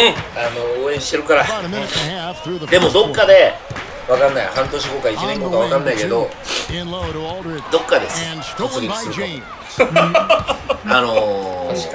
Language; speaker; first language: Japanese; native; Japanese